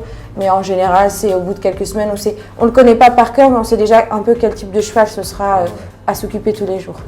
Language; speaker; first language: French; native; French